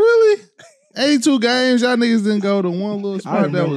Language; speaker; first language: English; native; English